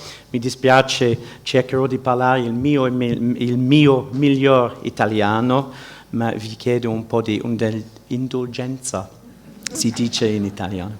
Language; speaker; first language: Italian; non-native, fluent; English